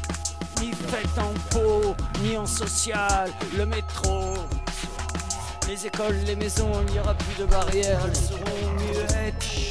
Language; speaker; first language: French; native; French